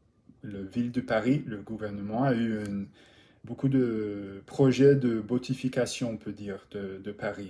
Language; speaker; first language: French; non-native, learner; English